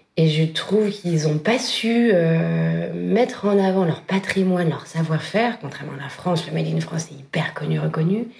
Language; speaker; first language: French; native; French